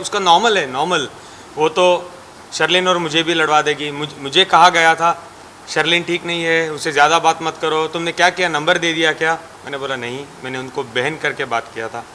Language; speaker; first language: Hindi; native; Hindi